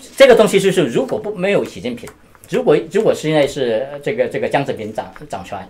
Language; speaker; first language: Chinese; native; Chinese